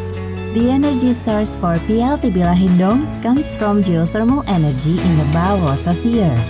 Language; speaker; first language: English; non-native, fluent; Indonesian